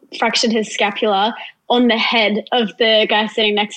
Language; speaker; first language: English; native; English